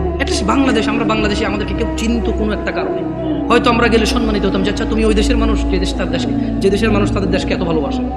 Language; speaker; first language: Bangla; early bilingual, heritage; Bangla